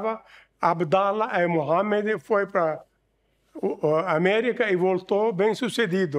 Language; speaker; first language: Portuguese; non-native, fluent; Arabic